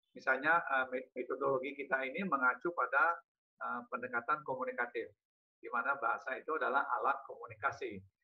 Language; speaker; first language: Indonesian; native; Indonesian